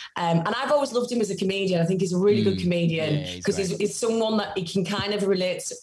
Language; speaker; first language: English; native; English